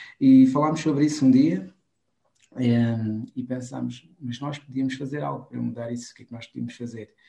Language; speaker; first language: Portuguese; non-native, local second language; Kabuverdianu